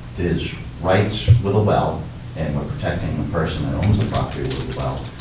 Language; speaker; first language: English; native; English